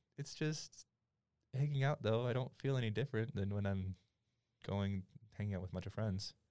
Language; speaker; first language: English; native; English